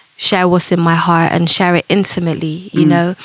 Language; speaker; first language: English; native; English